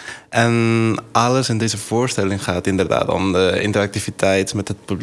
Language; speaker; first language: Dutch; non-native, fluent; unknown